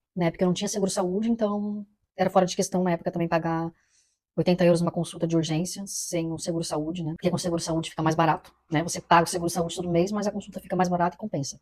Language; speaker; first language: Portuguese; native; Portuguese